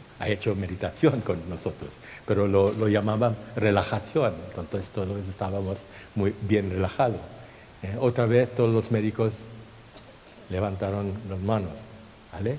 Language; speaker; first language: Spanish; non-native, fluent; Thai